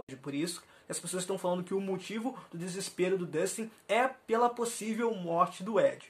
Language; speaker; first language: Portuguese; native; Portuguese